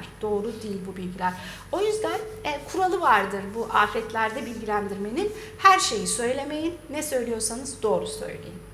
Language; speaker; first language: Turkish; native; Turkish